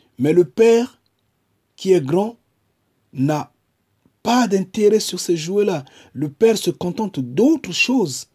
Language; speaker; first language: French; non-native, local second language; Kongo